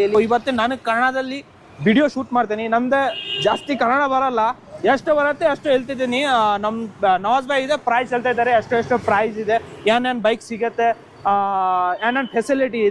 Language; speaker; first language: Kannada; non-native, local second language; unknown